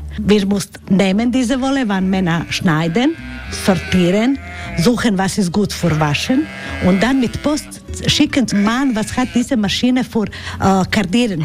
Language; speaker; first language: German; non-native, learner; Croatian